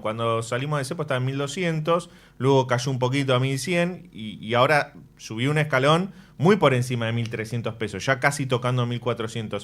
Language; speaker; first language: Spanish; native; Spanish